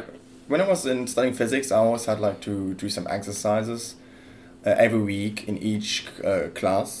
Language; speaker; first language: English; non-native, fluent; Luxembourgish